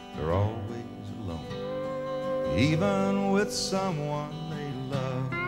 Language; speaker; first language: English; native; English